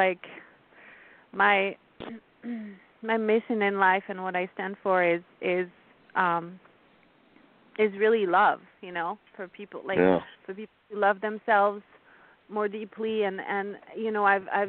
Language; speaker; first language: English; non-native, fluent; French